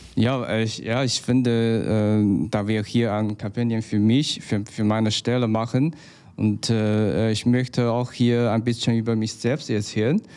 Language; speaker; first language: German; non-native, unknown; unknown